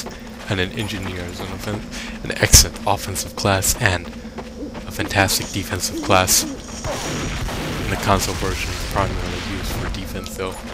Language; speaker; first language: English; native; English